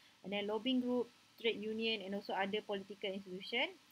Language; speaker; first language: English; non-native, local second language; Malay